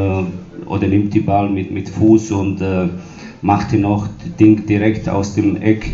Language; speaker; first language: German; non-native, fluent; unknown